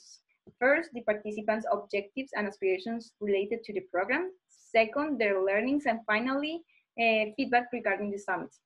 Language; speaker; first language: English; non-native, fluent; Spanish